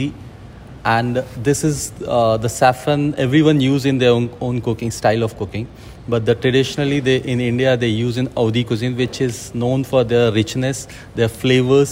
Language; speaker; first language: English; non-native, local second language; Hindi